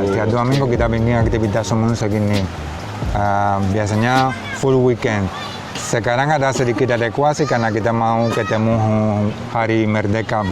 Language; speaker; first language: Indonesian; non-native, fluent; Spanish